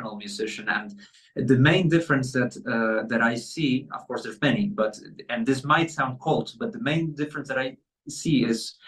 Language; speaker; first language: English; non-native, fluent; Spanish